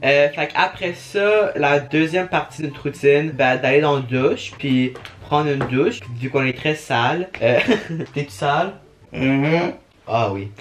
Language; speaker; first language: French; native; French